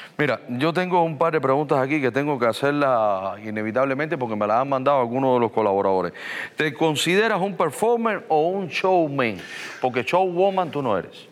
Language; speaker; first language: Spanish; native; Spanish